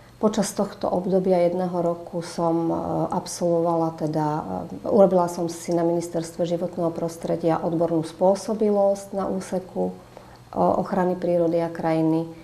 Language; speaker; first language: Slovak; native; Slovak